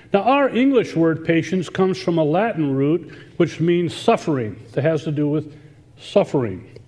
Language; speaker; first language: English; native; English